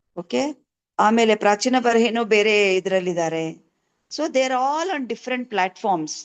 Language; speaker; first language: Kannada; native; Kannada